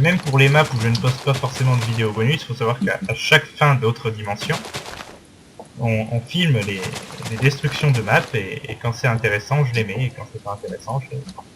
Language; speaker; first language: French; native; French